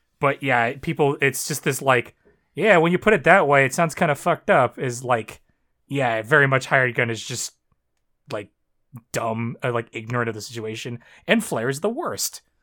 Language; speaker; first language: English; native; English